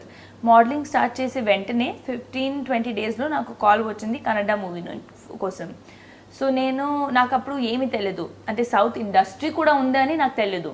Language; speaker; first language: Telugu; non-native, fluent; Hindi